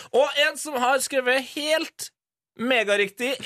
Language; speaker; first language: Norwegian; native; Norwegian